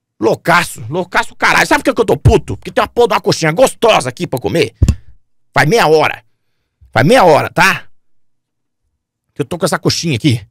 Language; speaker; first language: Portuguese; native; Portuguese